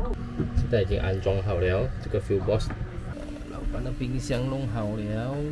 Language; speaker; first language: Chinese; native; Chinese